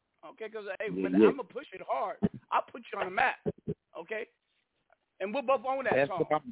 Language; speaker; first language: English; native; English